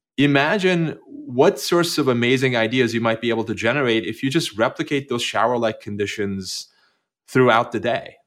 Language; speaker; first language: English; non-native, fluent; Turkish